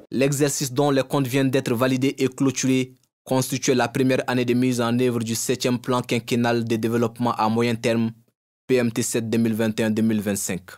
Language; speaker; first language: French; non-native, local second language; Bambara